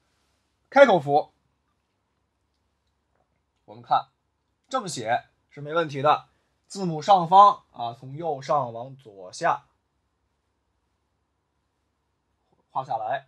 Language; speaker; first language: Chinese; native; Chinese